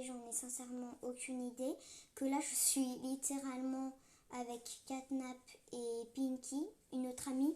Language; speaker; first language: French; native; French